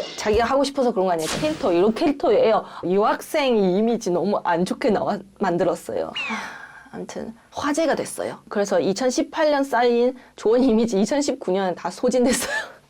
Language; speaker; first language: Korean; non-native, fluent; Chinese